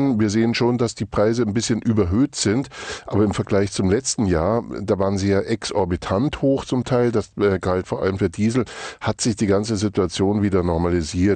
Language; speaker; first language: German; native; German